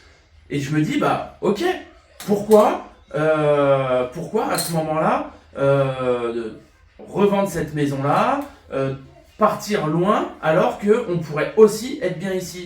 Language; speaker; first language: French; native; French